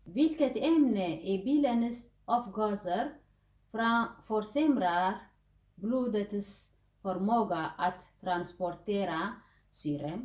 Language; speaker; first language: Swedish; non-native, fluent; Tigrinya